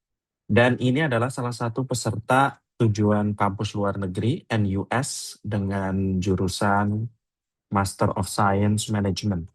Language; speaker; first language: Indonesian; native; Indonesian